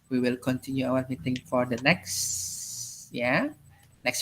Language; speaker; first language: English; non-native, learner; Indonesian